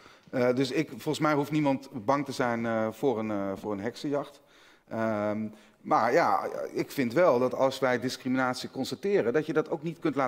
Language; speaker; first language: Dutch; native; Dutch